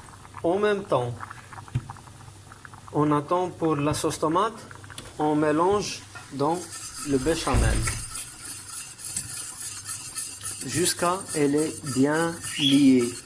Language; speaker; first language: French; non-native, learner; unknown